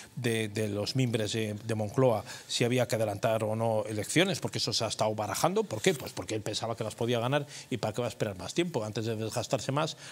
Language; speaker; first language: Spanish; native; Spanish